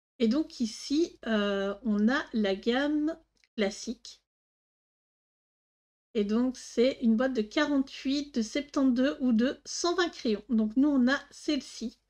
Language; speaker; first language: French; native; French